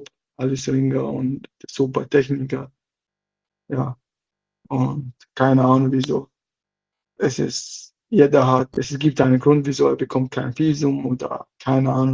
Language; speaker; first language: German; non-native, learner; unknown